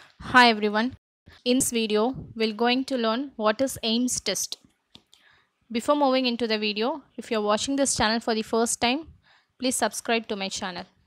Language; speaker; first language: English; non-native, local second language; Tamil